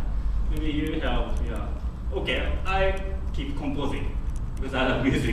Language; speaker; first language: English; non-native, fluent; Japanese